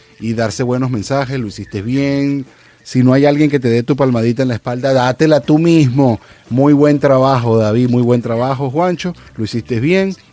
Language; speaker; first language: Spanish; native; Spanish